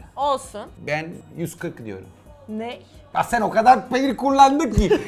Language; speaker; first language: Turkish; non-native, fluent; Italian